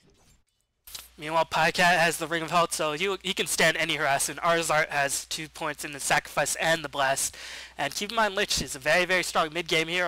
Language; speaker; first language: English; native; English